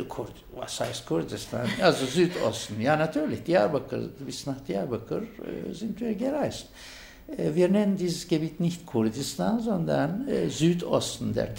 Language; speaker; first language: German; non-native, fluent; Turkish